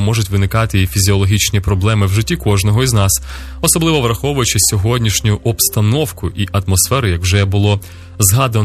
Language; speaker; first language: Ukrainian; native; Ukrainian